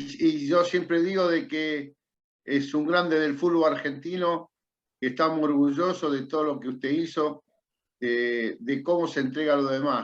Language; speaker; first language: Spanish; native; Spanish